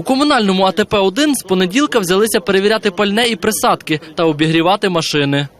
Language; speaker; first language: Ukrainian; native; Ukrainian